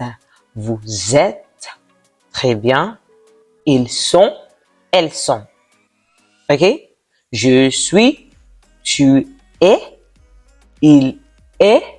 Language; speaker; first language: French; non-native, fluent; Yoruba